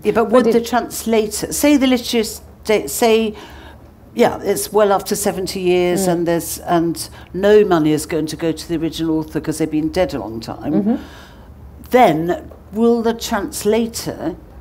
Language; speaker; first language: English; native; English